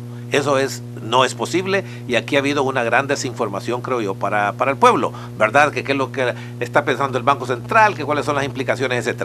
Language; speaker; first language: Spanish; native; Spanish